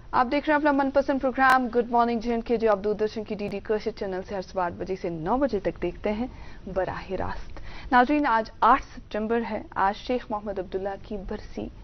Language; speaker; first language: Hindi; non-native, local second language; Kashmiri